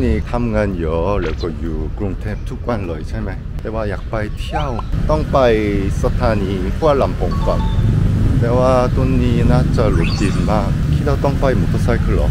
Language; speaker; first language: Thai; non-native, learner; Korean